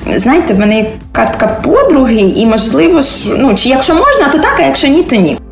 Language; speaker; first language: Ukrainian; early bilingual, heritage; Ukrainian